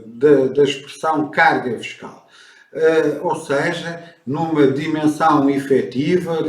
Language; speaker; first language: Portuguese; native; Portuguese